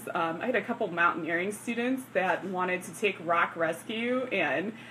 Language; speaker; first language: English; native; English